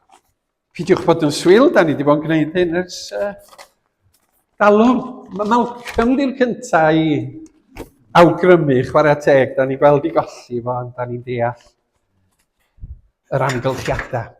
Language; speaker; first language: Welsh; native; Welsh